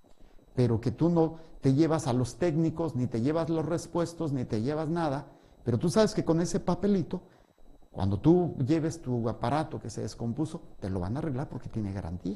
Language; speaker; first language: Spanish; native; Spanish